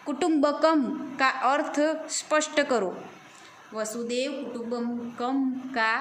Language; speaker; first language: Hindi; non-native, local second language; Gujarati